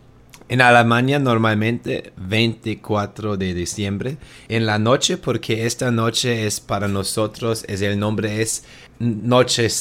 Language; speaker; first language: Spanish; non-native, learner; German